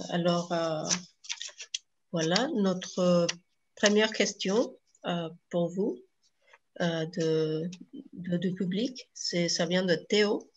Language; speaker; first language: French; non-native, fluent; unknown